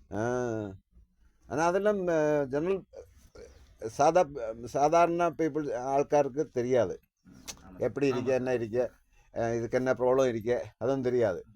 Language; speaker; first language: Tamil; non-native, local second language; Malayalam